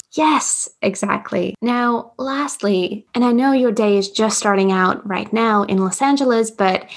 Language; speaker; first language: English; non-native, fluent; Latvian